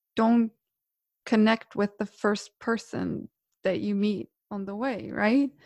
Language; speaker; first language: English; non-native, fluent; Croatian